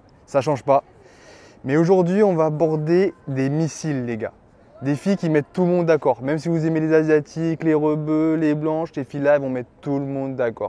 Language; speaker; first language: French; native; French